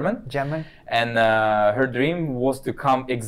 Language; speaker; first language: English; non-native, fluent; Kazakh